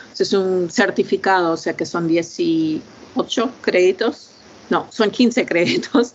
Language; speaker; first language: Spanish; non-native, fluent; English